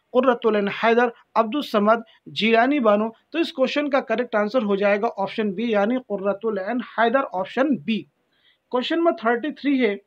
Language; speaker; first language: Hindi; native; Hindi